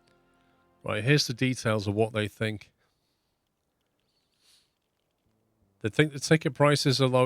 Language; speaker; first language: English; native; English